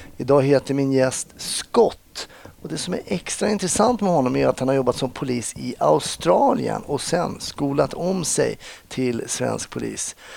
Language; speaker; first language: Swedish; native; Swedish